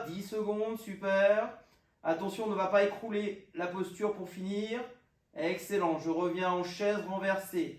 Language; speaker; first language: French; native; French